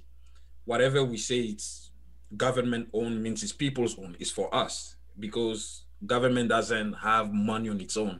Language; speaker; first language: English; non-native, fluent; French